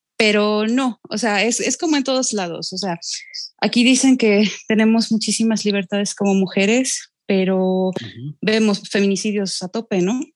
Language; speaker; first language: Spanish; native; Spanish